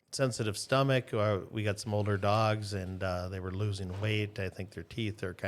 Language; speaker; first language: English; native; English